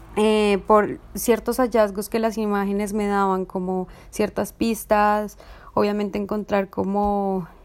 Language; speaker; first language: Spanish; native; Spanish